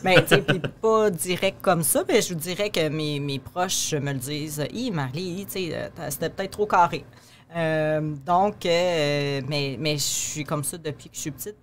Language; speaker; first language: French; native; French